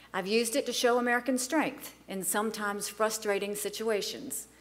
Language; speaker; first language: English; native; English